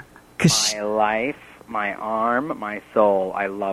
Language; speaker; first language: English; native; English